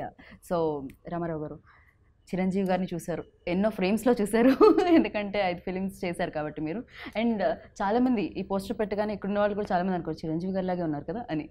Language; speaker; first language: Telugu; native; Telugu